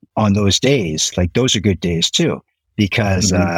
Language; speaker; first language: English; native; English